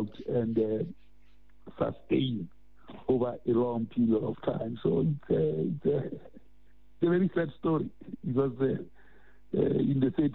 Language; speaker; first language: English; non-native, local second language; Southern Sotho